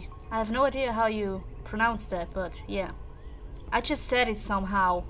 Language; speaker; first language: English; non-native, fluent; German